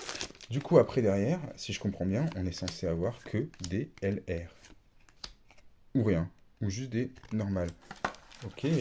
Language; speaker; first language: French; native; French